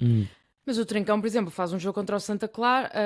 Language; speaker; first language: Portuguese; native; Portuguese